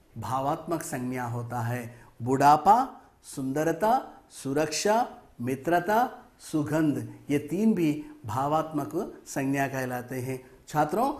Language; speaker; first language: Hindi; non-native, local second language; Telugu